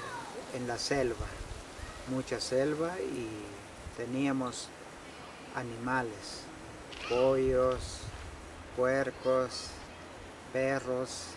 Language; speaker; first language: Spanish; non-native, local second language; Kʼicheʼ